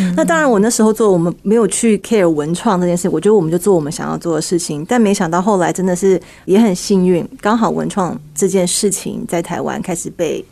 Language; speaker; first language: Chinese; early bilingual, heritage; Chinese